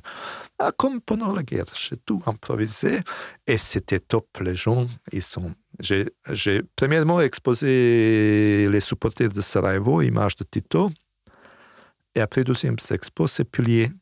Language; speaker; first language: French; non-native, fluent; Bosnian